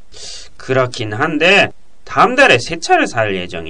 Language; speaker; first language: Korean; non-native, fluent; Japanese